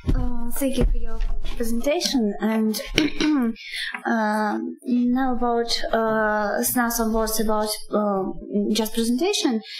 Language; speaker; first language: English; non-native, learner; Russian